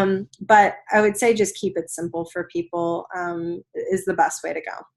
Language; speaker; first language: English; native; English